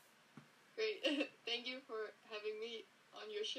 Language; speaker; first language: English; non-native, fluent; Danish